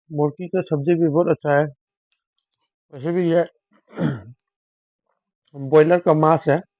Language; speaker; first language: Hindi; non-native, local second language; Manipuri